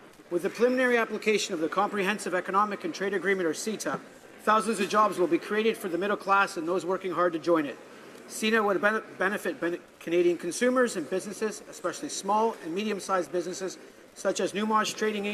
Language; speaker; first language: English; native; English